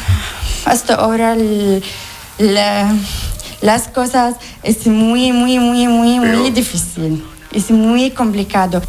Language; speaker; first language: Spanish; non-native, learner; Arabic